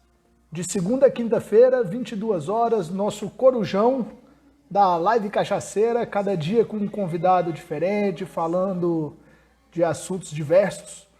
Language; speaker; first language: Portuguese; native; Portuguese